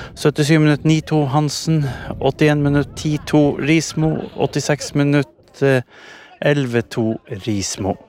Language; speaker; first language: Norwegian; native; Norwegian